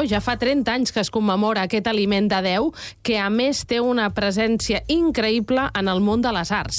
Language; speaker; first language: Catalan; native; Catalan